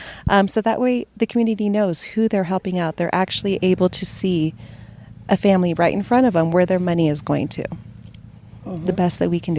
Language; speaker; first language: English; native; English